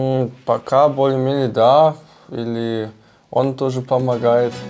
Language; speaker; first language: Russian; early bilingual, heritage; German